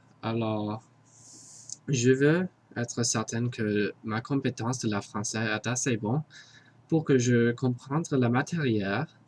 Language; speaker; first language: French; non-native, learner; English